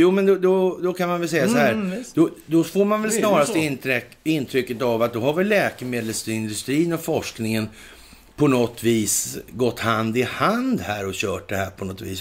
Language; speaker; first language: Swedish; native; Swedish